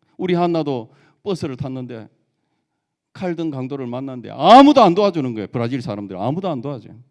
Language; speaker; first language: Korean; native; Korean